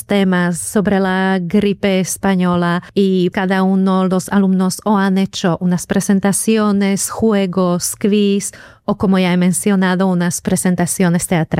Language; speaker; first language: Spanish; non-native, fluent; Slovak